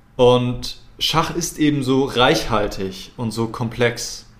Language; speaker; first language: German; native; German